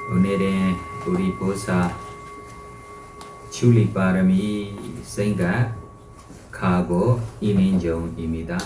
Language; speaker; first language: Korean; non-native, fluent; Burmese